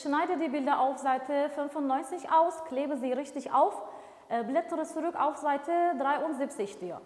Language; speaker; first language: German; non-native, fluent; Turkish